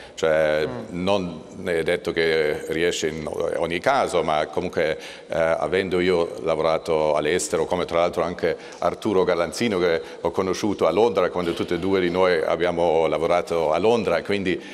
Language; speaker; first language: Italian; non-native, fluent; German